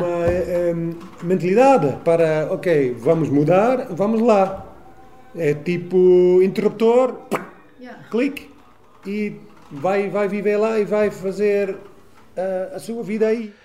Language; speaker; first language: Portuguese; non-native, learner; Dutch